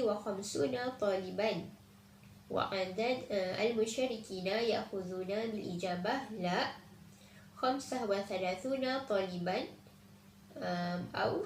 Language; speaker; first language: Arabic; non-native, learner; Malay